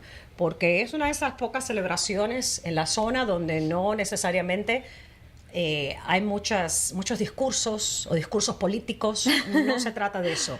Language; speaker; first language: Spanish; native; Spanish